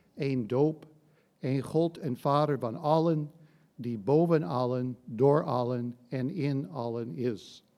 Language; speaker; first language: Dutch; non-native, fluent; English